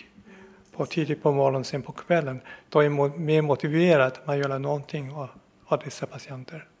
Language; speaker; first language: Swedish; non-native, fluent; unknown